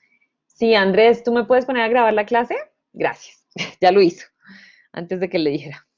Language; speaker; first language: Spanish; native; Spanish